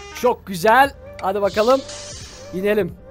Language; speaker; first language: Turkish; native; Turkish